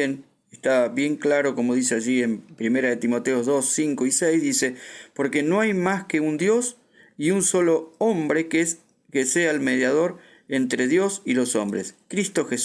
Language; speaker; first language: Spanish; native; Spanish